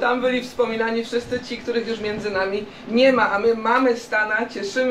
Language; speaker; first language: Polish; native; Polish